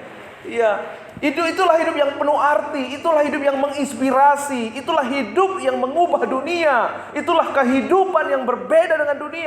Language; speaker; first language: Indonesian; native; Indonesian